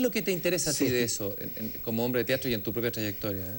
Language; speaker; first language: Spanish; native; Spanish